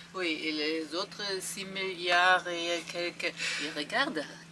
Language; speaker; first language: French; non-native, fluent; German